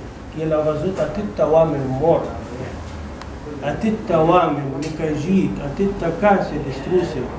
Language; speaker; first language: Romanian; non-native, learner; Arabic